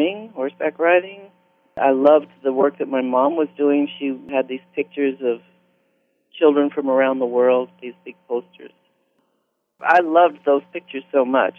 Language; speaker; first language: English; native; English